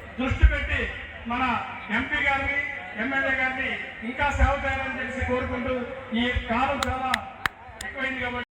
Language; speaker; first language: Telugu; native; Telugu